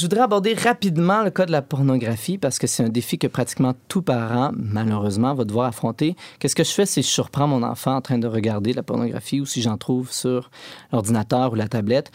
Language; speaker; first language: French; native; French